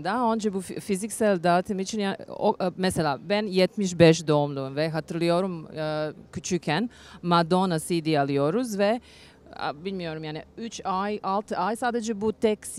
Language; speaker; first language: Turkish; non-native, learner; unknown